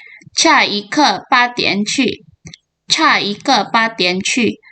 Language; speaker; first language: Chinese; non-native, fluent; Indonesian